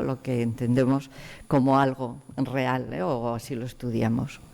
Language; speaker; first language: Spanish; native; Spanish